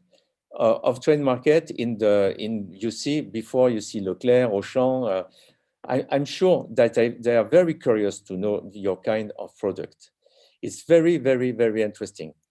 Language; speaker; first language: English; non-native, learner; French